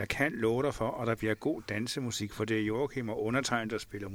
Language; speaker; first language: Danish; native; Danish